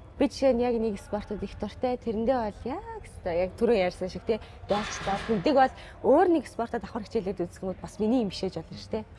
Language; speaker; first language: Mongolian; native; Mongolian